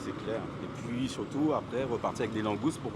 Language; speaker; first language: French; native; French